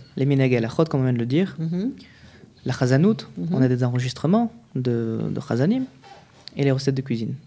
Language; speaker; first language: French; native; French